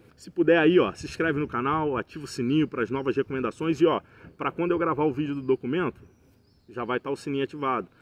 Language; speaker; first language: Portuguese; native; Portuguese